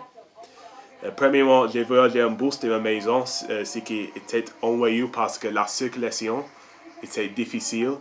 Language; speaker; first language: French; non-native, learner; English